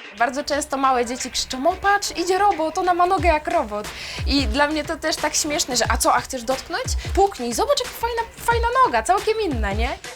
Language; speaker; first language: Polish; native; Polish